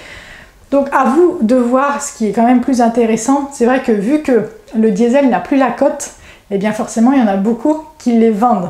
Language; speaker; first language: French; native; French